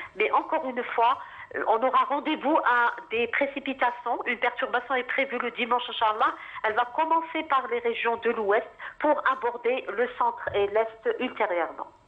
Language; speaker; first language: French; non-native, local second language; Arabic